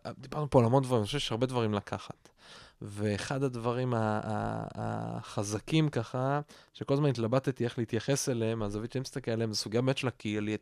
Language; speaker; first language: Hebrew; native; Hebrew